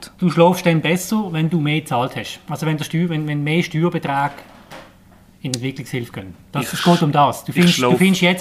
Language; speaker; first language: German; native; German